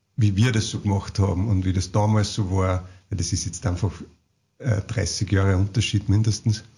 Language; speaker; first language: German; native; German